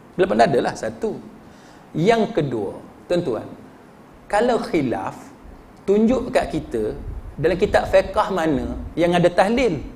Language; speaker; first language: Malay; native; Malay